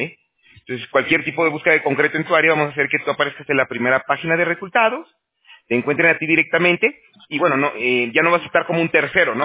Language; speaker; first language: Spanish; native; Spanish